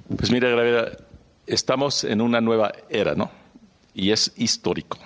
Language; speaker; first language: Spanish; early bilingual, heritage; Spanish